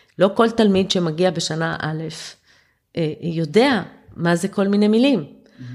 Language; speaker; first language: Hebrew; early bilingual, other home language; German